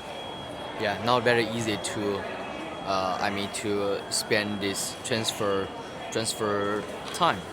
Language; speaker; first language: English; non-native, learner; Chinese